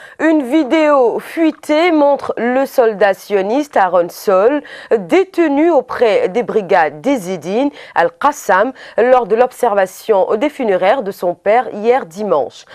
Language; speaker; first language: French; non-native, local second language; Arabic